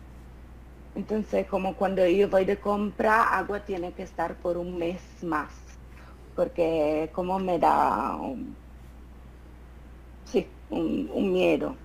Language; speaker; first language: Spanish; non-native, fluent; Italian